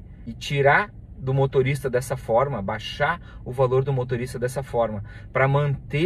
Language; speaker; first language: Portuguese; native; Portuguese